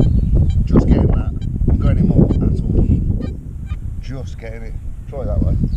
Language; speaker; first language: English; native; English